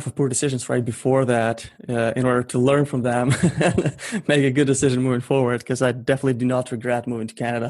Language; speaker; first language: English; non-native, fluent; Ukrainian